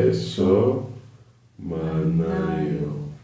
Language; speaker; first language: Korean; non-native, learner; English